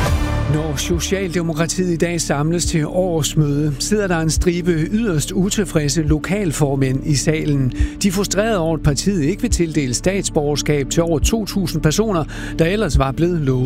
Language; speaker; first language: Danish; native; Danish